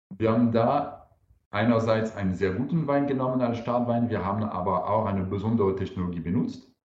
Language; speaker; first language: German; non-native, fluent; French